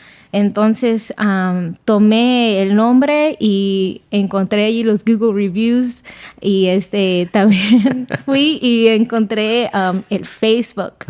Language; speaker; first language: Spanish; early bilingual, other home language; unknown